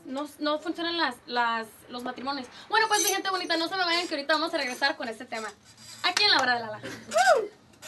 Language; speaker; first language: Spanish; early bilingual, heritage; Spanish